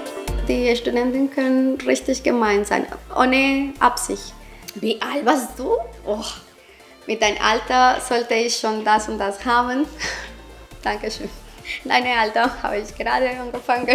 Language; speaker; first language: German; non-native, fluent; Spanish